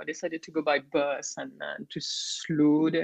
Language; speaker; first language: English; non-native, fluent; French